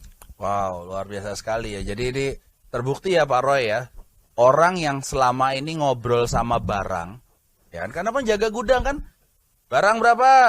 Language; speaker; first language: Indonesian; native; Indonesian